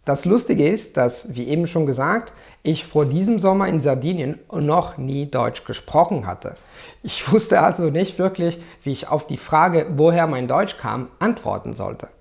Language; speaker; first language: German; non-native, fluent; Italian